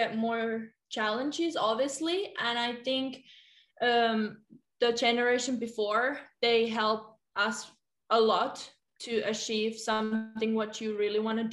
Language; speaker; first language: English; non-native, fluent; Finnish